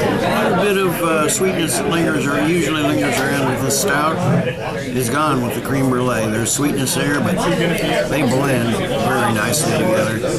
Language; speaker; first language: English; native; English